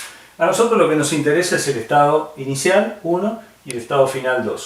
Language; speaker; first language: Spanish; native; Spanish